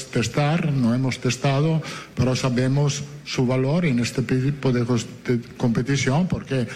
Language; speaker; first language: Portuguese; non-native, learner; Italian